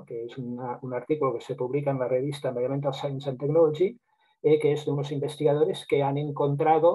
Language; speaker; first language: Spanish; native; Spanish